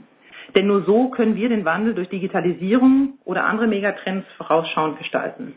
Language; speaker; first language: German; native; German